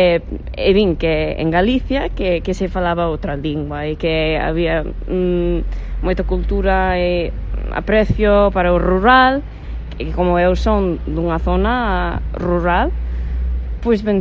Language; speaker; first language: Galician; non-native, fluent; English